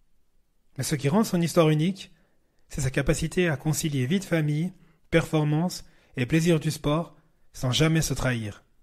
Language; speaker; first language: French; native; French